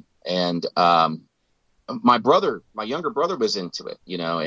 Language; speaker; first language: English; native; English